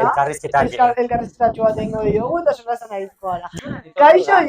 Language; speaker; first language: Basque; native; Basque